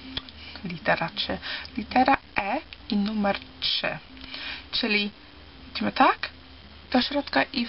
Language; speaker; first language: Polish; early bilingual, heritage; Polish